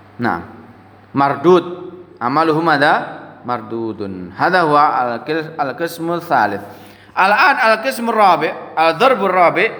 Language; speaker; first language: Arabic; non-native, fluent; Indonesian